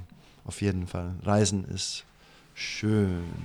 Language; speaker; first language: German; non-native, fluent; English